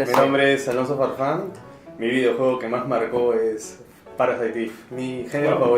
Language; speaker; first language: Spanish; native; Spanish